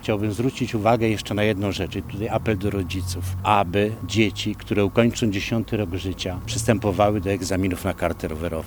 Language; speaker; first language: Polish; native; Polish